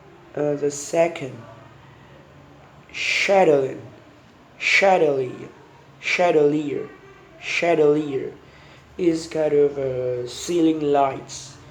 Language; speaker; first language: English; non-native, learner; Vietnamese